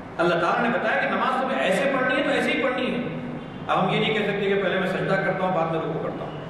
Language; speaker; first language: Urdu; native; Urdu